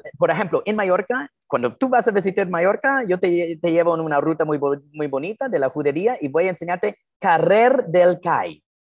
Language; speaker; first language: Spanish; non-native, fluent; English